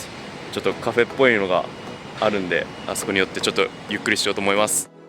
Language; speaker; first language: Japanese; native; Japanese